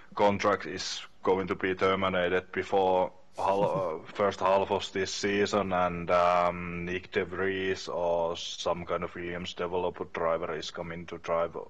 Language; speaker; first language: English; non-native, learner; Finnish